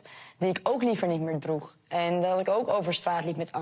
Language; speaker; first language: Dutch; native; Dutch